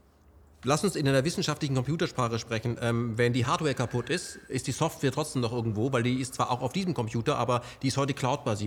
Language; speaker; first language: German; native; German